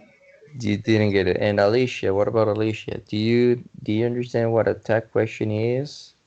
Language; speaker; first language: English; non-native, fluent; Spanish